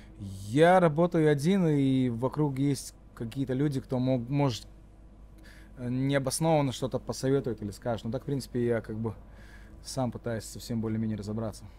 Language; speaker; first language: Russian; non-native, local second language; Latvian